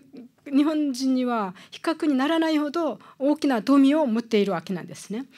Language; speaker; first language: Japanese; non-native, fluent; Korean